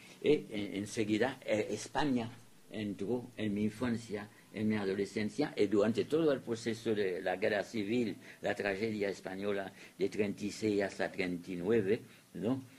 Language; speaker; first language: Spanish; non-native, fluent; French